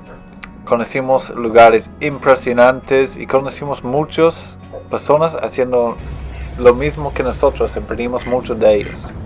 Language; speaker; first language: Spanish; non-native, learner; English